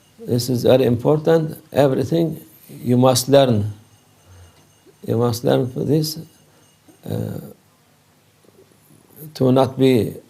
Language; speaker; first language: English; non-native, learner; Turkish